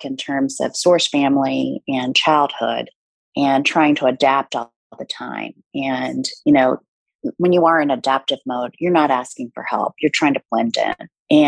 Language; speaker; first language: English; early bilingual, other home language; Korean